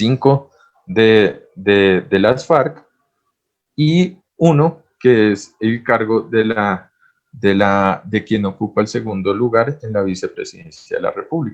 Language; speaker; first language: Spanish; native; Spanish